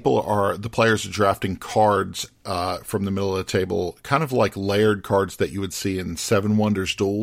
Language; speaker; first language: English; native; English